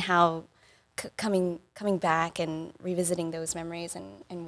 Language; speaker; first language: English; native; English